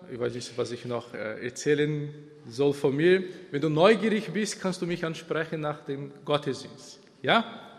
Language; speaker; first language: German; non-native, fluent; Portuguese